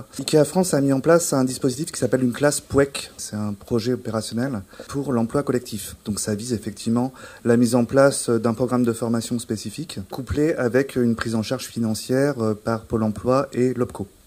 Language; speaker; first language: French; native; French